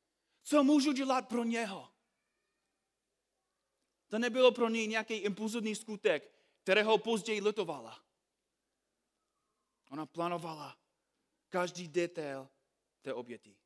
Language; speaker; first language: Czech; non-native, fluent; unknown